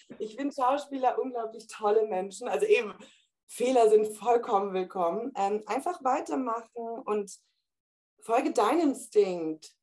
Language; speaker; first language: German; early bilingual, heritage; German